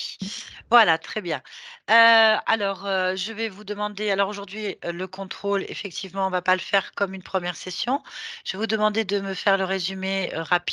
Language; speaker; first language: French; native; French